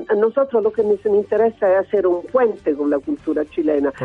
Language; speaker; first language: Spanish; non-native, learner; Italian